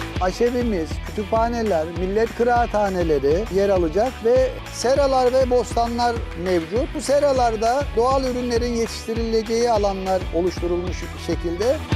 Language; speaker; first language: Turkish; native; Turkish